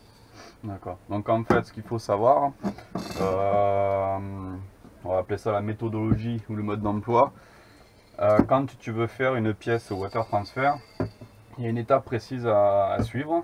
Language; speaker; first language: French; native; French